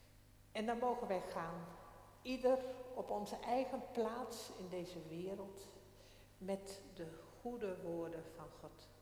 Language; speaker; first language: Dutch; non-native, local second language; Western Frisian